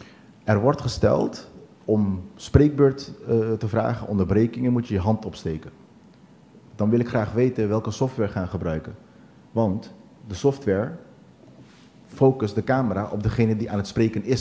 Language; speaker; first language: Dutch; non-native, local second language; Papiamento